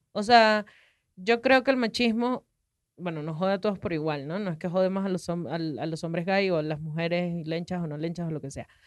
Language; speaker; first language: Spanish; native; Spanish